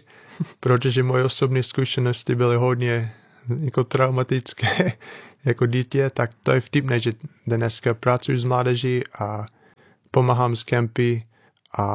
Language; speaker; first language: Czech; non-native, fluent; English